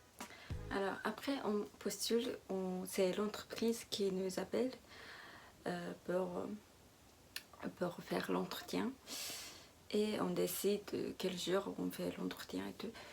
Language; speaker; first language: French; non-native, learner; Japanese